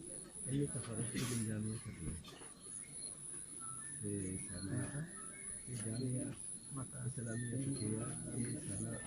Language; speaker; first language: Arabic; non-native, fluent; Rohingya